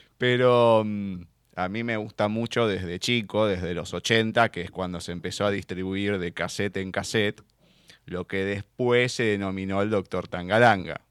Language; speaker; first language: Spanish; native; Spanish